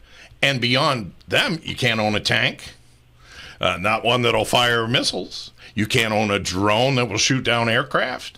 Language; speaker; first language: English; native; English